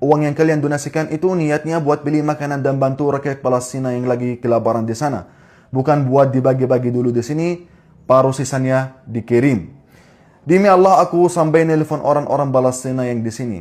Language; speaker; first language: Indonesian; non-native, fluent; Arabic